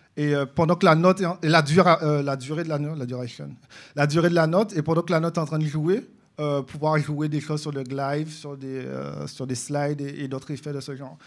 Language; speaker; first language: French; native; French